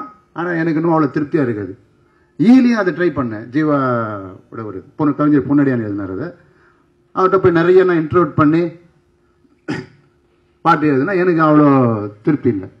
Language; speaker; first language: Tamil; native; Tamil